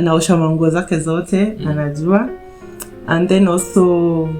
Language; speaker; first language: Swahili; native; Swahili